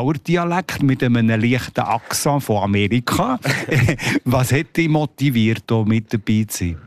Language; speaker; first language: German; native; German